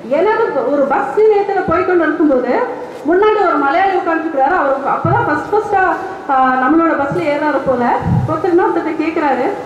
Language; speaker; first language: Tamil; non-native, local second language; Badaga